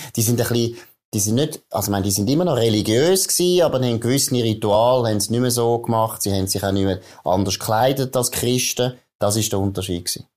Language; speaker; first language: German; native; German